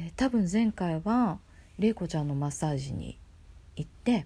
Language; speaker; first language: Japanese; native; Japanese